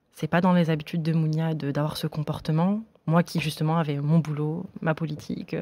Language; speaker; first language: French; native; French